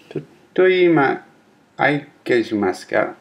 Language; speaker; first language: Japanese; non-native, learner; English